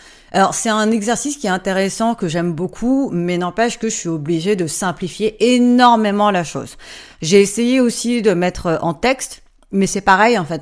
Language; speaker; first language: French; native; French